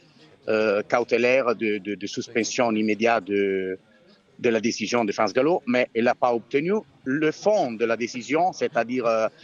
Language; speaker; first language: French; non-native, fluent; Italian